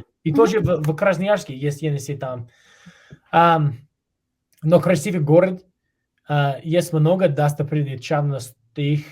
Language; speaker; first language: Russian; non-native, learner; English